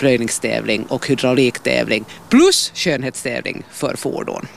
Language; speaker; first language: Swedish; native; Swedish